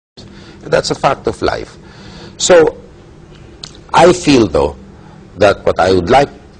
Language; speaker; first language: English; non-native, local second language; Filipino